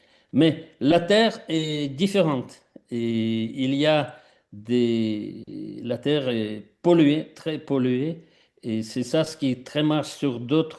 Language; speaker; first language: French; non-native, fluent; Russian